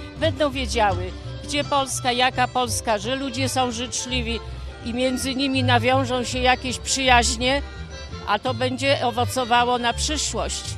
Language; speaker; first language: Polish; native; Polish